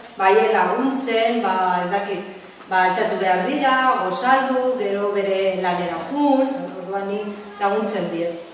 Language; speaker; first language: Basque; non-native, local second language; Spanish